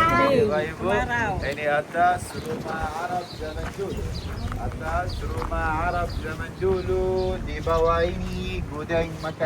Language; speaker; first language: Indonesian; non-native, learner; Arabic